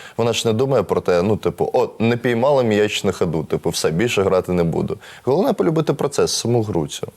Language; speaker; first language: Ukrainian; non-native, local second language; Russian